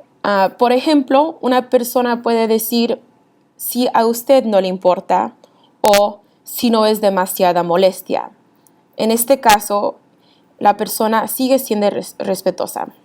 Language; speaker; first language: Spanish; early bilingual, heritage; Spanish